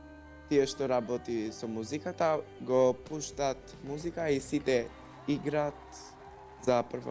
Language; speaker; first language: Macedonian; non-native, local second language; Albanian